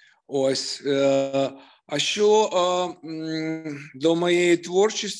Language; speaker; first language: Ukrainian; non-native, local second language; Russian